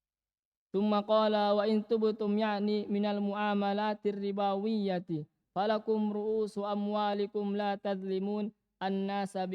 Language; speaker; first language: Arabic; non-native, learner; Indonesian